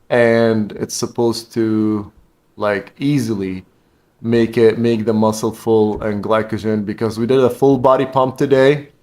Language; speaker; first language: English; non-native, fluent; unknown